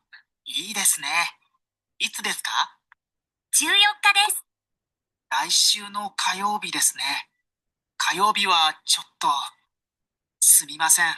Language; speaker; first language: Japanese; non-native, learner; Sinhala